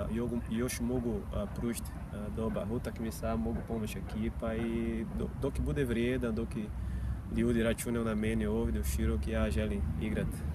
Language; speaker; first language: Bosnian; non-native, fluent; Portuguese